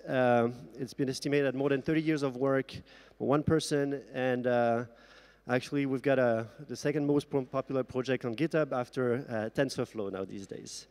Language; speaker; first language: English; non-native, fluent; French